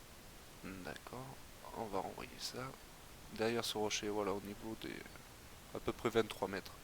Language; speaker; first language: French; native; French